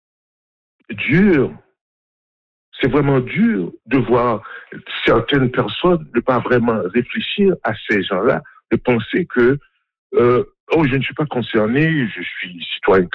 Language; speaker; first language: French; non-native, local second language; Haitian Creole